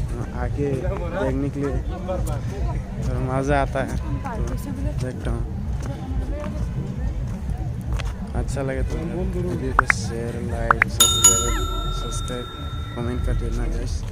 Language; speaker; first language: Hindi; non-native, local second language; Kok Borok